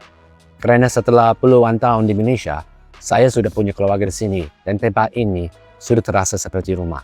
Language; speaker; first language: Indonesian; non-native, fluent; English